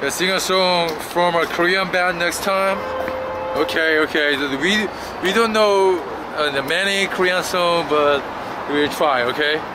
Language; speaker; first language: English; non-native, learner; Korean